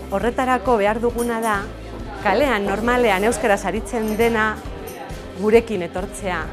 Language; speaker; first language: Basque; non-native, local second language; Spanish